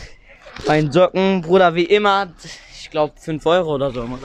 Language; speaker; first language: German; early bilingual, other home language; Turkish